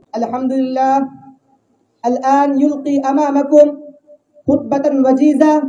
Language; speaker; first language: Arabic; non-native, fluent; Bangla